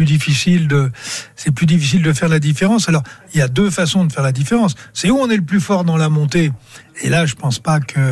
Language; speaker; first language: French; native; French